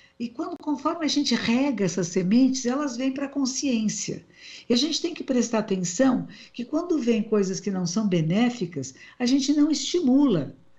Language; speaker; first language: Portuguese; native; Portuguese